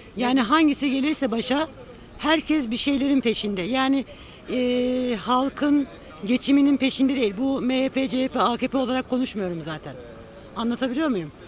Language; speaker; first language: Turkish; native; Turkish